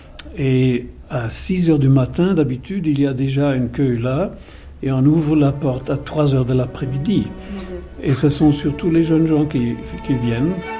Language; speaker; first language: French; non-native, fluent; German